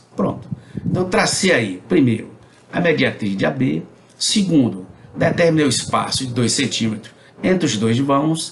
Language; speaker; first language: Portuguese; native; Portuguese